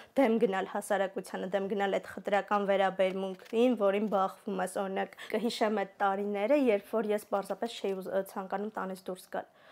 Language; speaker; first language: Armenian; native; Armenian